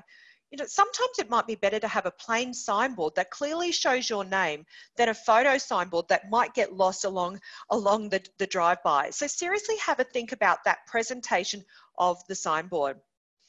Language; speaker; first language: English; native; English